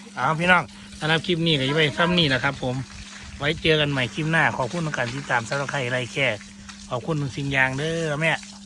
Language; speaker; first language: Thai; native; Thai